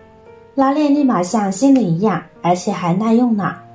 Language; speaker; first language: Chinese; native; Chinese